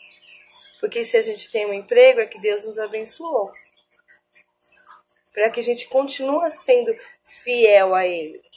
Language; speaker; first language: Portuguese; native; Portuguese